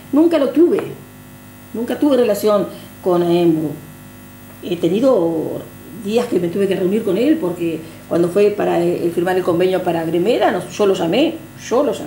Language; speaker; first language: Spanish; native; Spanish